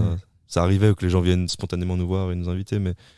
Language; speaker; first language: French; native; French